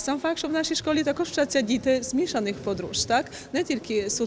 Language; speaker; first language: Ukrainian; early bilingual, heritage; Ukrainian